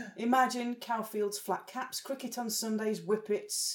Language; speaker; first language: English; native; English